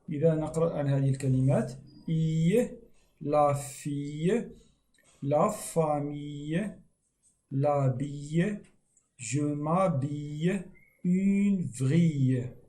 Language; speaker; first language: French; non-native, local second language; Arabic